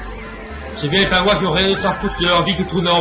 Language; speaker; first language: French; native; French